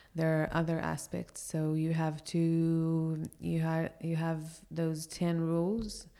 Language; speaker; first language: English; non-native, fluent; Hebrew